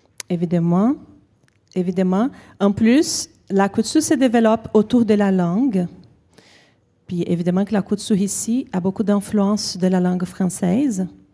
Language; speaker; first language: French; non-native, fluent; Portuguese